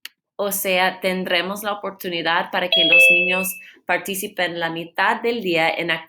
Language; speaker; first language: Spanish; non-native, fluent; English